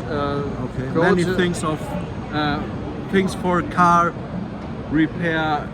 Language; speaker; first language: English; non-native, learner; German